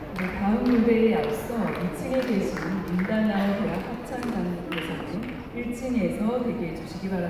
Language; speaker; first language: Korean; native; Korean